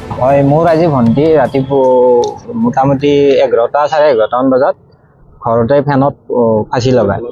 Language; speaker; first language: Assamese; native; Assamese